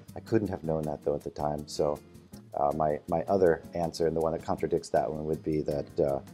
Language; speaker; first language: English; native; English